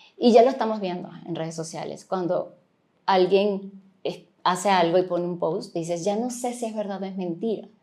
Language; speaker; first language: Spanish; native; Spanish